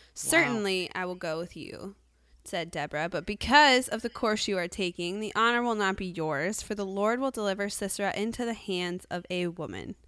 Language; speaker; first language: English; native; English